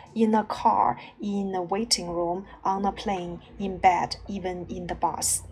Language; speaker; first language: English; non-native, fluent; Chinese